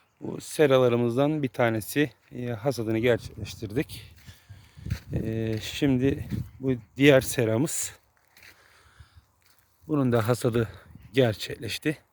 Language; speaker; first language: Turkish; native; Turkish